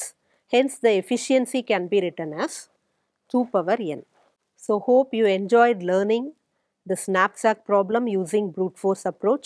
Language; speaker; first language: English; non-native, local second language; Tamil